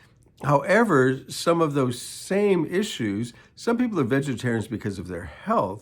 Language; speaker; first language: English; native; English